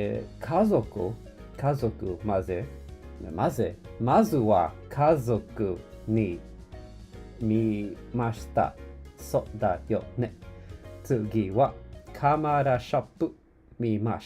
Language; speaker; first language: Japanese; non-native, learner; English